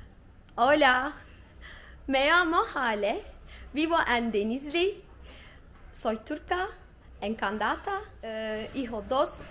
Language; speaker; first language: Spanish; non-native, learner; Turkish